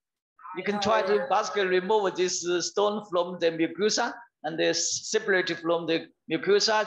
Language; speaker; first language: English; non-native, learner; Chinese